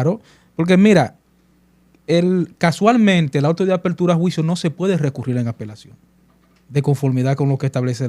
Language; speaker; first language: Spanish; native; Spanish